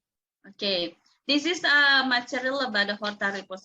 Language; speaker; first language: English; non-native, learner; Indonesian